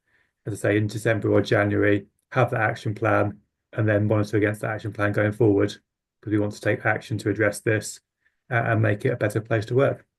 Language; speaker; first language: English; native; English